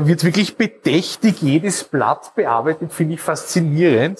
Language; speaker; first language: German; native; German